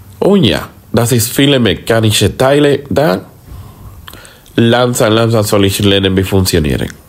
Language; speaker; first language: German; non-native, learner; Spanish